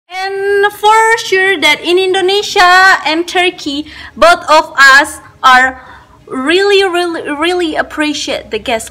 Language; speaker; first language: English; non-native, learner; Indonesian